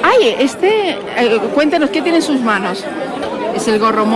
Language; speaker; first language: Spanish; native; Spanish